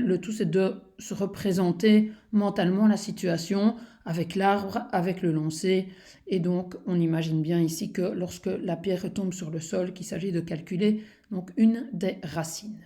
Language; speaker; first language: French; native; French